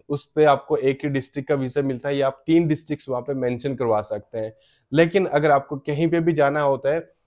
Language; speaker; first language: Hindi; native; Hindi